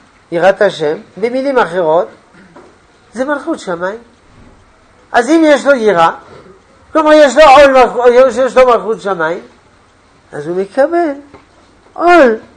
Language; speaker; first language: Hebrew; non-native, fluent; French